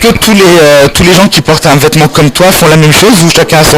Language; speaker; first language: French; non-native, fluent; Arabic